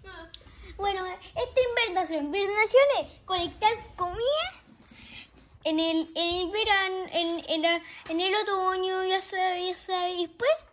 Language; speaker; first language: Spanish; early bilingual, heritage; Spanish